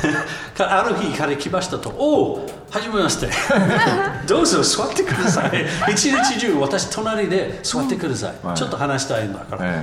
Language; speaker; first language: Japanese; non-native, learner; English